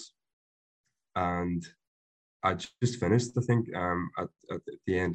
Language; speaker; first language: English; native; English